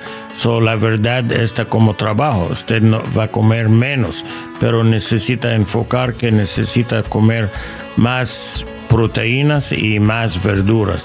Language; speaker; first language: Spanish; non-native, learner; English